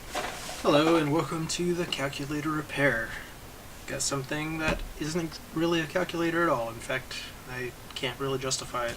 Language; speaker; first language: English; native; English